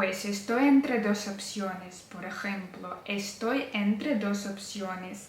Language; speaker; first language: Spanish; non-native, fluent; Ukrainian